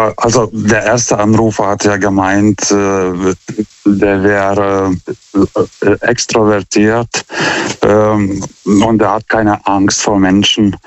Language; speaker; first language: German; non-native, fluent; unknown